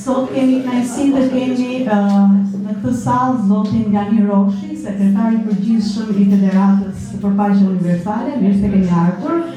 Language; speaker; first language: Albanian; native; Albanian